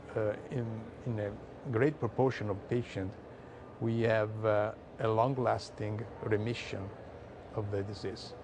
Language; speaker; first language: English; non-native, learner; Italian